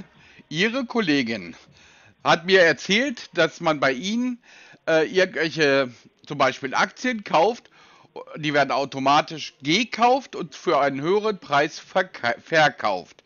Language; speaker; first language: German; native; German